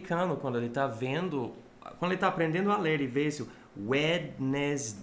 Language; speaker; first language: Portuguese; non-native, fluent; English